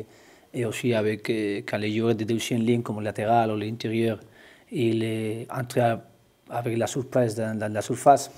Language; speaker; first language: French; non-native, learner; Spanish